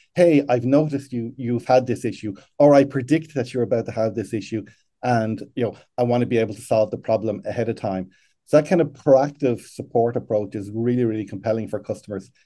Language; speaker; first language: English; native; English